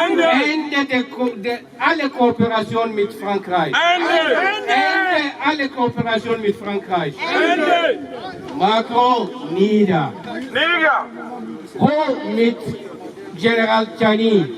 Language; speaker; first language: German; non-native, fluent; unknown